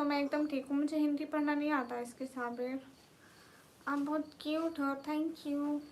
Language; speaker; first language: Hindi; non-native, local second language; Punjabi